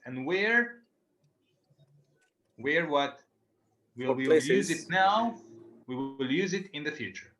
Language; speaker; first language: English; non-native, learner; Arabic